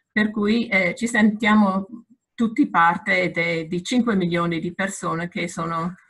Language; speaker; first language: Italian; non-native, fluent; English